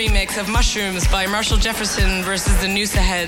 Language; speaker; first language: English; native; English